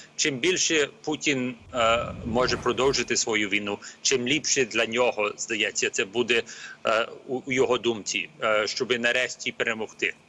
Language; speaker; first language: Ukrainian; early bilingual, heritage; Ukrainian